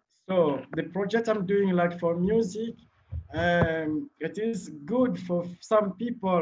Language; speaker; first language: English; non-native, learner; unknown